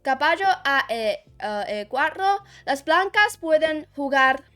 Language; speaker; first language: Spanish; non-native, learner; Chinese